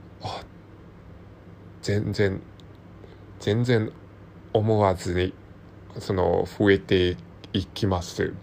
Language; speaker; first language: Japanese; non-native, learner; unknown